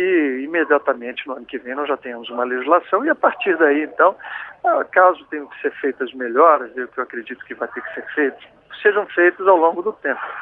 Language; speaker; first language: Portuguese; native; Portuguese